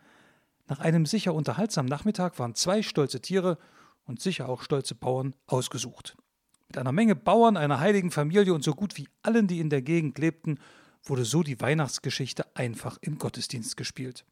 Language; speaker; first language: German; native; German